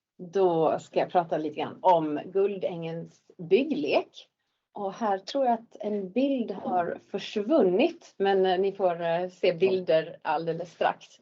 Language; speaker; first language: Swedish; native; Swedish